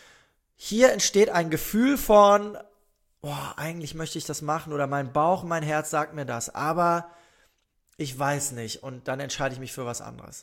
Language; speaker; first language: German; native; German